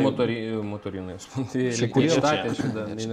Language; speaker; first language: Romanian; non-native, local second language; Russian